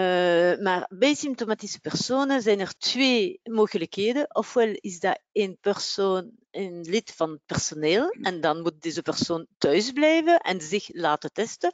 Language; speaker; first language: Dutch; non-native, local second language; French